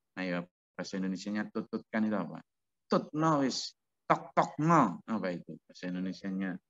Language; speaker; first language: Indonesian; non-native, local second language; Javanese